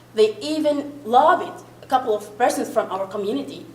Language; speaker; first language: English; non-native, fluent; Arabic